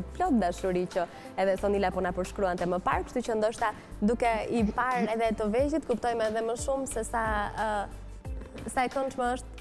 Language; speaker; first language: Albanian; native; Albanian